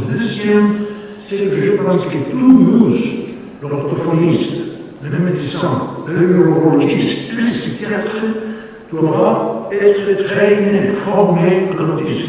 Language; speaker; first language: French; non-native, learner; Spanish